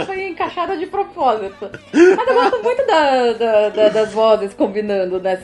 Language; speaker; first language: Portuguese; native; Portuguese